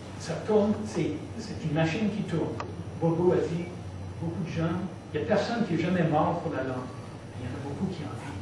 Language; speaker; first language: French; non-native, local second language; English